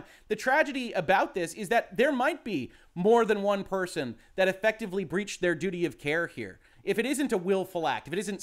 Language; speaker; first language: English; native; English